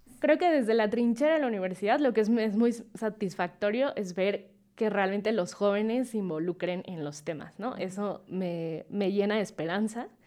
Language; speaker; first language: Spanish; native; Spanish